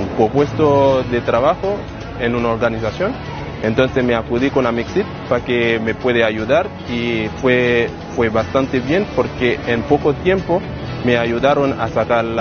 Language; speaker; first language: Spanish; non-native, fluent; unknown